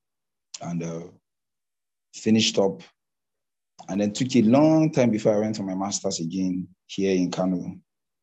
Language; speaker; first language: English; non-native, local second language; Hausa